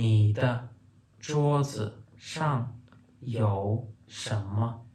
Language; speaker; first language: Chinese; non-native, fluent; Turkmen